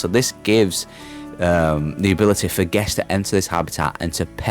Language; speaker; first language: English; native; English